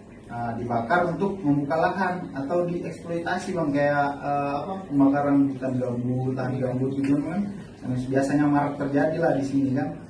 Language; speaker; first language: Indonesian; native; Indonesian